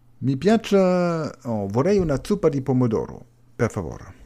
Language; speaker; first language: Italian; non-native, fluent; German